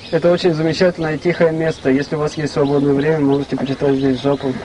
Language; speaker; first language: Russian; native; Russian